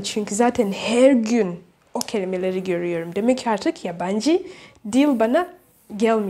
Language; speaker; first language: Turkish; non-native, learner; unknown